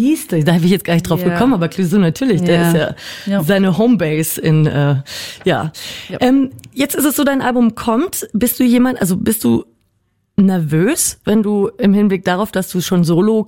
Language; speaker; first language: German; native; German